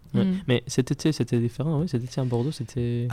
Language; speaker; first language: French; non-native, learner; Spanish